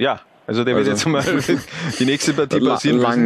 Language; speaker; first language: German; native; German